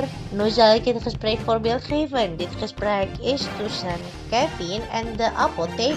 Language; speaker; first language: Dutch; non-native, fluent; Indonesian